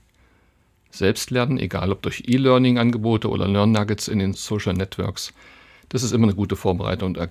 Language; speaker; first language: German; native; German